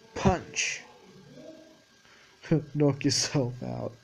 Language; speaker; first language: English; native; English